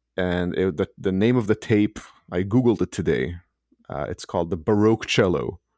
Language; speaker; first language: English; early bilingual, other home language; Hebrew